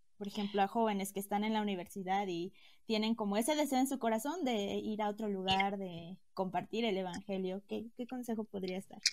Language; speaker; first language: Spanish; native; Spanish